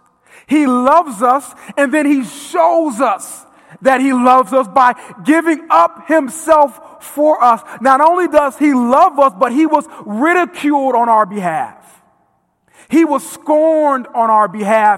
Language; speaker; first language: English; native; English